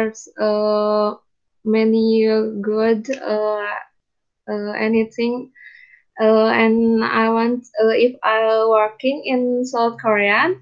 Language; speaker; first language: English; non-native, learner; Indonesian